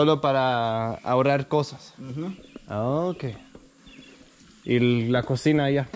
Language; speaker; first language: Spanish; non-native, learner; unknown